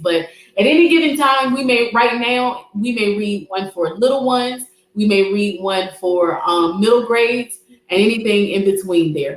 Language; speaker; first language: English; native; English